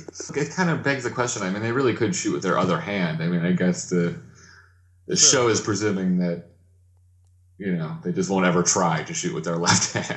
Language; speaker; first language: English; native; English